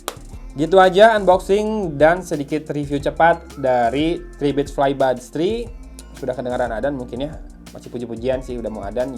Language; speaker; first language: Indonesian; native; Indonesian